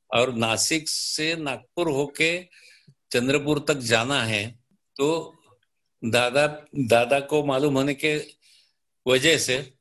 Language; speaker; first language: Hindi; non-native, local second language; Marathi